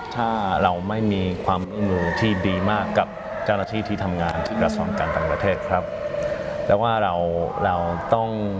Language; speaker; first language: Thai; non-native, fluent; English